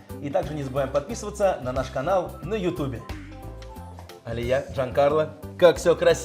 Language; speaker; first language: Russian; native; Russian